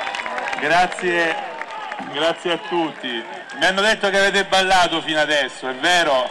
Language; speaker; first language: Italian; native; Italian